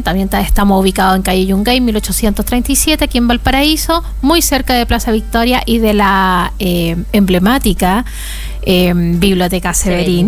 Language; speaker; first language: Spanish; native; Spanish